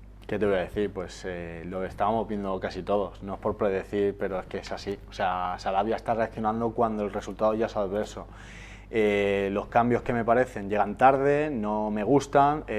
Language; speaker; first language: Spanish; native; Spanish